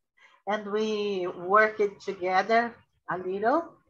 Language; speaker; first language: English; non-native, learner; Portuguese